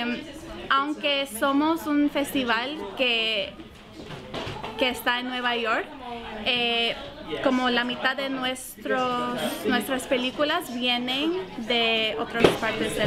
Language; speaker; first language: Spanish; early bilingual, heritage; Spanish